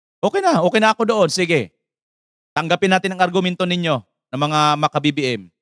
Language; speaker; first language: Filipino; native; Filipino